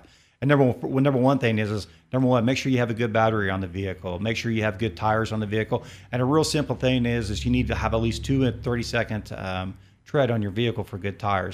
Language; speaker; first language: English; native; English